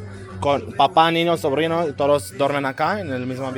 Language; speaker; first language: Spanish; non-native, learner; English